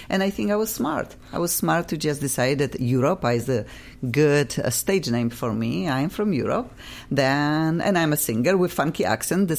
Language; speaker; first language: English; non-native, fluent; Polish